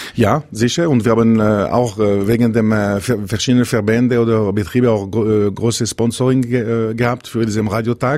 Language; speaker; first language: German; non-native, local second language; French